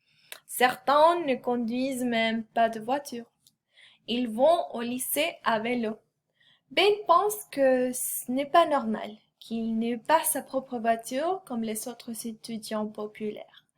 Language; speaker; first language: French; non-native, fluent; Spanish